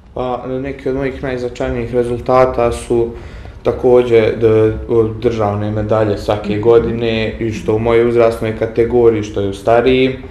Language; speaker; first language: Bosnian; native; Bosnian